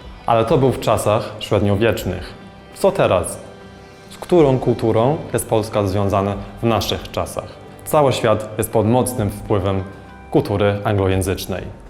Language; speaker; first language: Polish; non-native, fluent; English